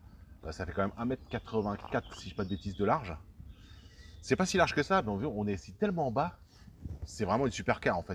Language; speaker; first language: French; native; French